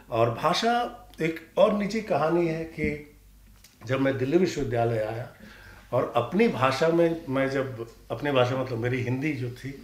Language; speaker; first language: Hindi; non-native, local second language; Magahi